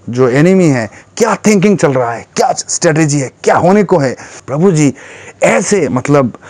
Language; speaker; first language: Hindi; non-native, fluent; Bangla